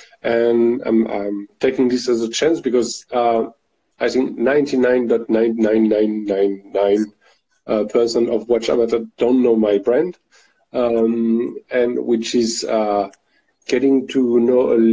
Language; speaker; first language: English; non-native, fluent; French